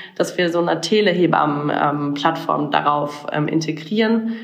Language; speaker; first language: German; native; German